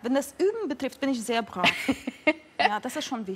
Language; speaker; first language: German; non-native, fluent; Russian